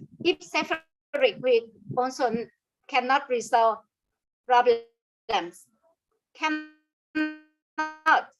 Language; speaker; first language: English; non-native, learner; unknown